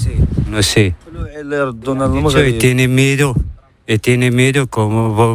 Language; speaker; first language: Spanish; non-native, learner; Arabic